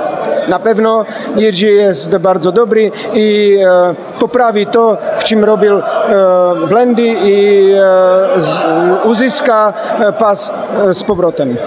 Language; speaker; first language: Polish; non-native, learner; Czech